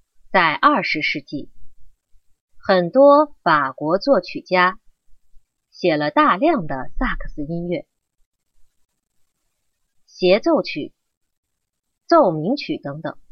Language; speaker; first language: Chinese; non-native, learner; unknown